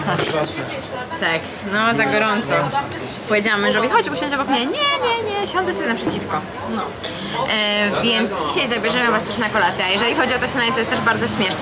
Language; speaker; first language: Polish; native; Polish